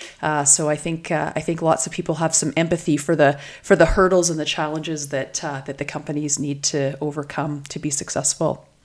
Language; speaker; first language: English; native; English